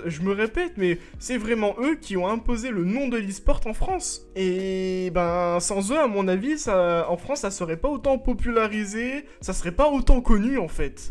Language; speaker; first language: French; native; French